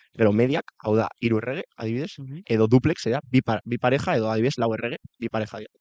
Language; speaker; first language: Basque; non-native, local second language; Spanish